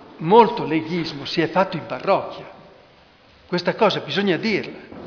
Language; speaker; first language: Italian; native; Italian